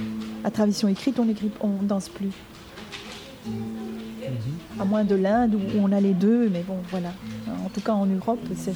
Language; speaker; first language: French; native; French